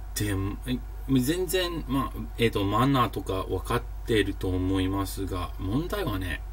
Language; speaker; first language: Japanese; non-native, learner; English